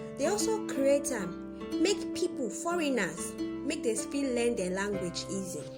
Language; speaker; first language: Nigerian Pidgin; non-native, local second language; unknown